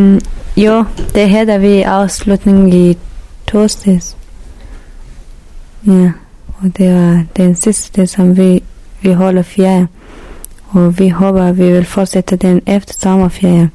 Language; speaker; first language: Danish; non-native, learner; Persian